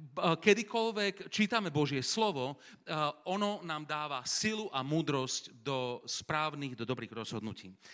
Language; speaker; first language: Slovak; native; Slovak